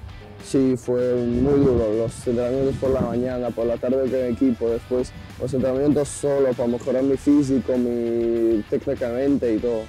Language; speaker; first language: Spanish; non-native, fluent; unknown